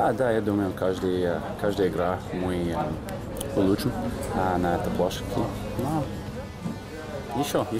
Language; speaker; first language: Russian; non-native, fluent; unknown